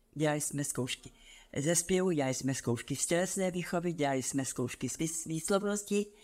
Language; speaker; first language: Czech; native; Czech